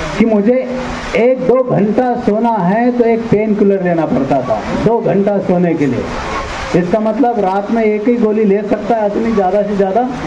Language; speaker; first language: Hindi; non-native, local second language; Marathi